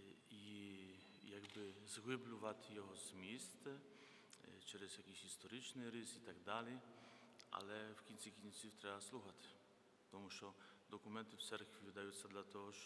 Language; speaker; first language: Ukrainian; non-native, fluent; Polish